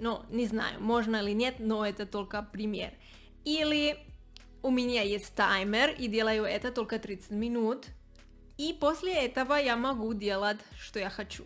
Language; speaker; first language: Russian; non-native, learner; Spanish